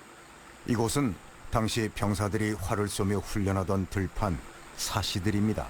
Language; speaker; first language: Korean; native; Korean